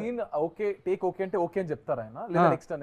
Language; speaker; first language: Telugu; native; Telugu